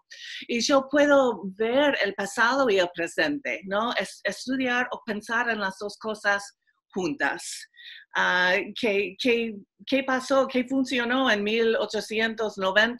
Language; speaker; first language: Spanish; non-native, fluent; English